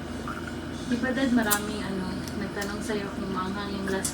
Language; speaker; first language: Filipino; non-native, local second language; Cebuano